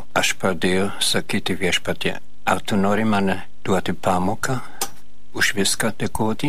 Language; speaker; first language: Lithuanian; non-native, fluent; German